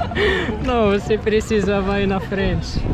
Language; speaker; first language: Portuguese; non-native, learner; Arabic